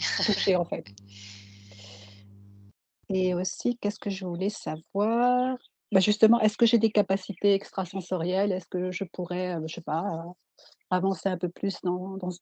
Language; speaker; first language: French; native; French